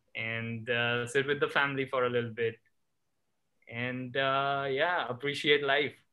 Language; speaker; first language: English; non-native, local second language; Gujarati